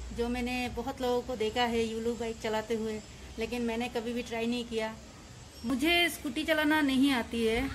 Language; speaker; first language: Hindi; non-native, local second language; Bangla